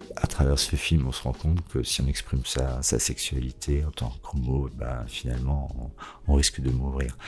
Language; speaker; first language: French; native; French